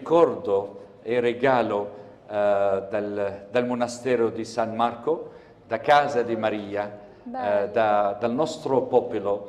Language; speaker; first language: Italian; non-native, fluent; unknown